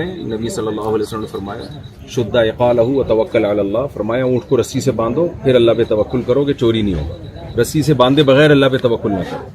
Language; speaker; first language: Urdu; native; Urdu